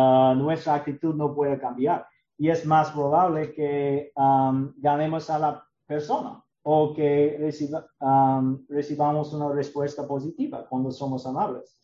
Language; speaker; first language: Spanish; non-native, learner; English